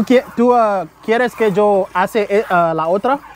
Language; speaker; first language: Spanish; non-native, learner; English